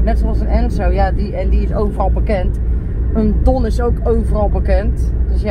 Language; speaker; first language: Dutch; native; Dutch